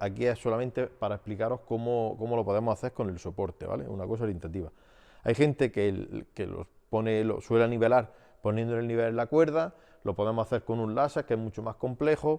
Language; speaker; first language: Spanish; native; Spanish